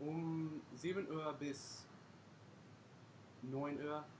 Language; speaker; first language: German; non-native, learner; English